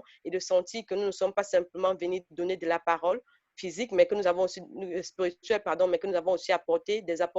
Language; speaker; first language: French; native; French